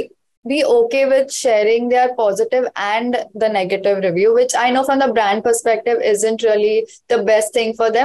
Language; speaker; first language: English; non-native, local second language; Hindi